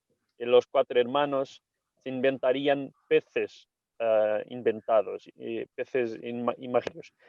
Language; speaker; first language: Spanish; non-native, fluent; Portuguese